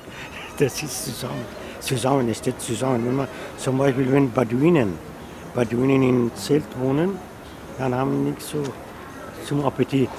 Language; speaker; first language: German; non-native, learner; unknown